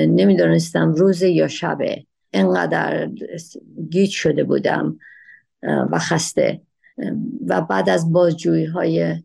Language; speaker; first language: Persian; native; Persian